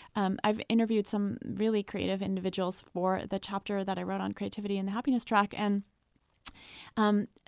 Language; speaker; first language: English; non-native, fluent; French